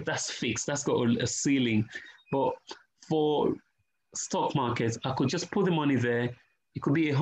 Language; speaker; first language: English; non-native, local second language; Yoruba